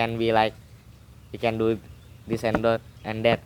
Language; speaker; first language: English; non-native, learner; Indonesian